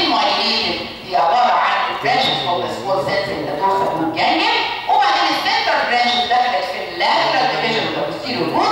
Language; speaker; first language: Arabic; native; Arabic